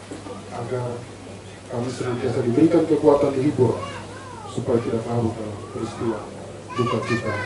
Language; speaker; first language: Indonesian; native; Indonesian